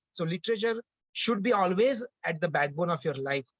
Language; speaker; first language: English; non-native, local second language; Marathi